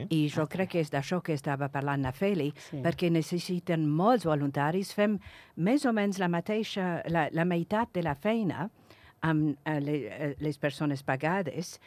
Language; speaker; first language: Catalan; non-native, fluent; English